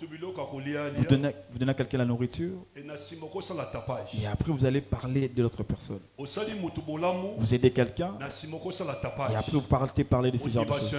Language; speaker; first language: French; non-native, local second language; Lingala